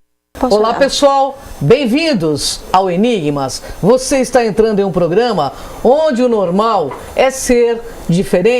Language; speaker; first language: Portuguese; native; Portuguese